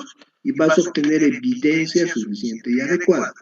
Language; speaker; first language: Spanish; native; Spanish